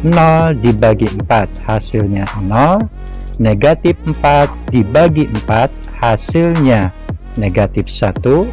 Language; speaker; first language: Indonesian; native; Indonesian